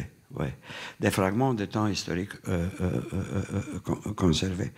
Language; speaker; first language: French; non-native, fluent; Romanian